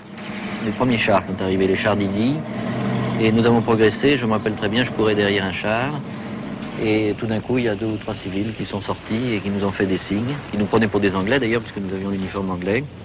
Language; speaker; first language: French; native; French